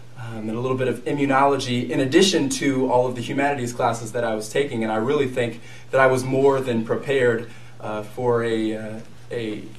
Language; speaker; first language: English; native; English